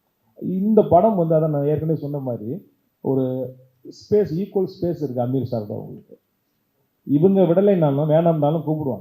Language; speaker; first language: Tamil; native; Tamil